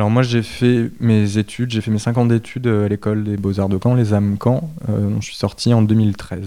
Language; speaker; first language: French; native; French